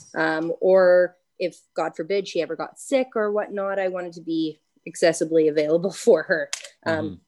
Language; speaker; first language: English; native; English